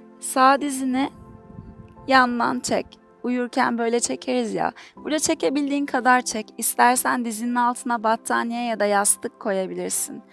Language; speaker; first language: Turkish; native; Turkish